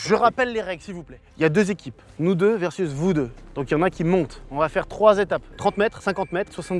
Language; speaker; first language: French; native; French